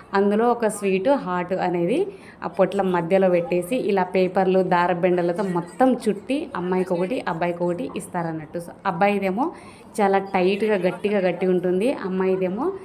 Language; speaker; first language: Telugu; non-native, local second language; Lambadi